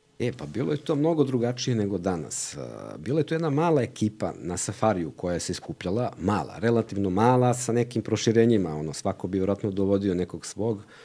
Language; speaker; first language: Serbian; native; Serbian